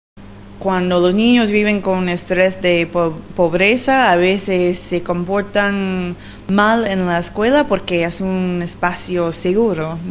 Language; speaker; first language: Spanish; non-native, learner; English